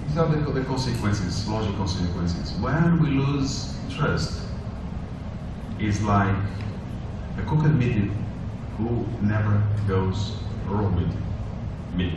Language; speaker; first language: English; non-native, fluent; Portuguese